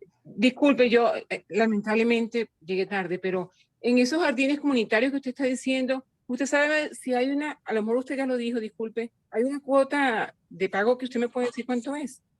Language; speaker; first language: Spanish; native; Spanish